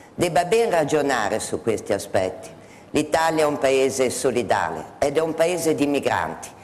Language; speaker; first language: Italian; native; Italian